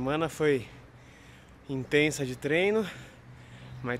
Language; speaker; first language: Portuguese; native; Portuguese